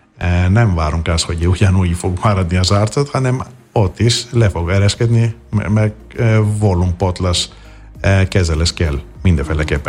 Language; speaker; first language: Hungarian; non-native, fluent; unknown